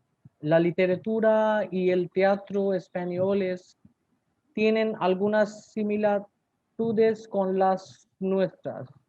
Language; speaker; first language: Spanish; non-native, learner; Bangla